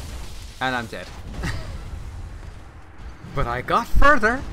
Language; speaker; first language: English; native; English